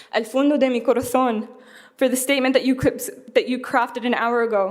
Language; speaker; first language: English; early bilingual, other home language; Arabic